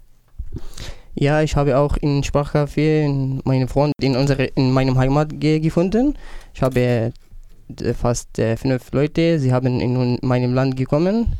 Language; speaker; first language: German; non-native, learner; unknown